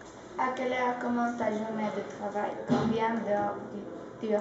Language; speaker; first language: French; non-native, learner; Spanish